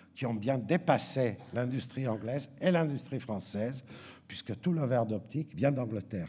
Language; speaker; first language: French; native; French